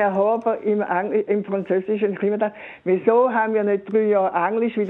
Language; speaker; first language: German; native; German